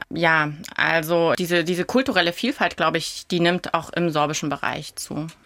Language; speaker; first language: German; non-native, local second language; Upper Sorbian